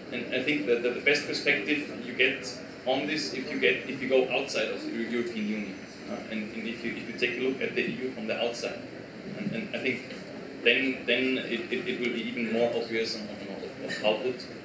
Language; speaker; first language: English; non-native, fluent; German